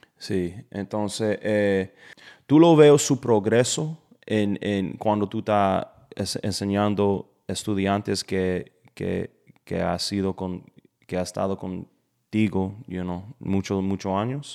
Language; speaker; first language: Spanish; non-native, learner; English